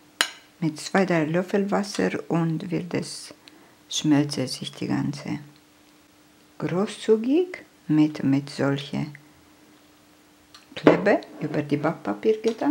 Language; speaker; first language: German; non-native, fluent; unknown